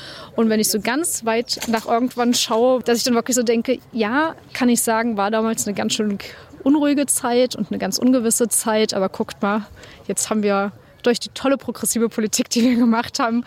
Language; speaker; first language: German; native; German